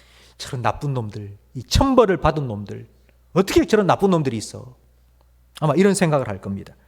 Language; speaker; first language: Korean; native; Korean